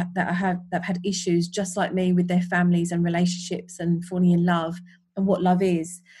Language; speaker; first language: English; native; English